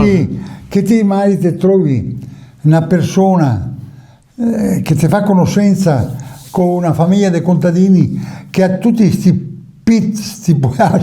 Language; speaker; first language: Italian; native; Italian